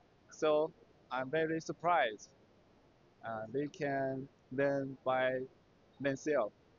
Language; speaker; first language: English; non-native, learner; Chinese